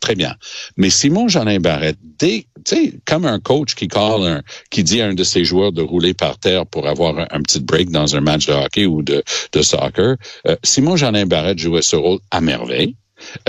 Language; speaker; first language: French; native; French